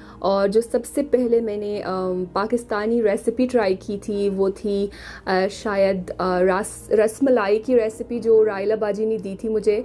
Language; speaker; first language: Urdu; non-native, fluent; Arabic